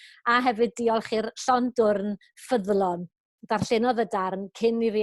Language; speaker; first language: Welsh; native; Welsh